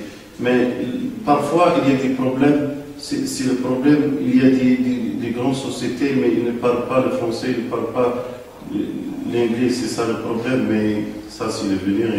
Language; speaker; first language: French; non-native, local second language; Arabic